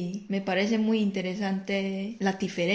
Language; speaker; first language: Spanish; non-native, fluent; Chinese